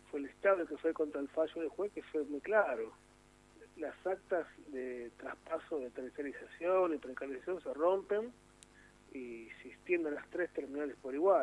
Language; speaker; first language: Spanish; native; Spanish